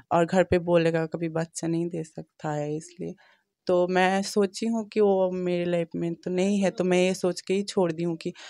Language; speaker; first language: Hindi; non-native, local second language; Bangla